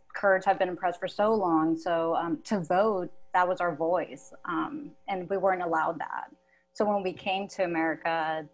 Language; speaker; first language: English; native; English